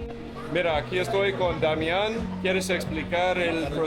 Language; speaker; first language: Spanish; non-native, learner; English